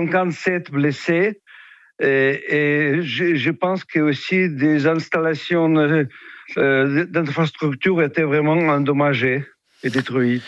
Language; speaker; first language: French; non-native, fluent; Russian